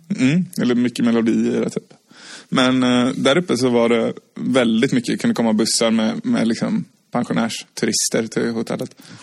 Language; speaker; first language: Swedish; native; Swedish